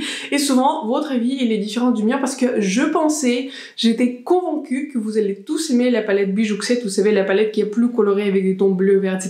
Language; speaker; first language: French; native; French